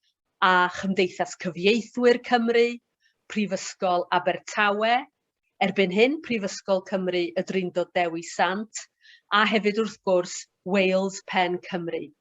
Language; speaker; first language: Welsh; native; Welsh